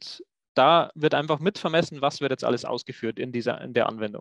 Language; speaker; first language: German; native; German